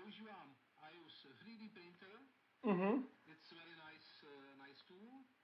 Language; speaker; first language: English; non-native, learner; Czech